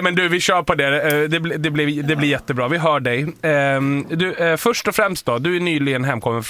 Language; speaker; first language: Swedish; native; Swedish